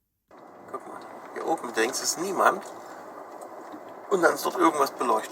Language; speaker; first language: German; native; German